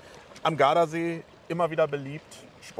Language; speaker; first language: German; native; German